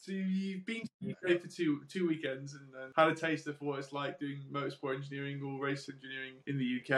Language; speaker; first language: English; native; English